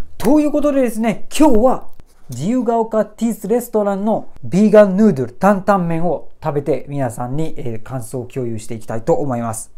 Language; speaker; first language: Japanese; non-native, fluent; Malay